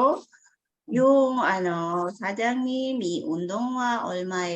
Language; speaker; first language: Korean; non-native, fluent; Filipino